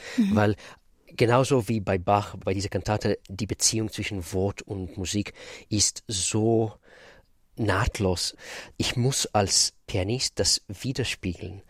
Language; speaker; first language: German; non-native, fluent; Russian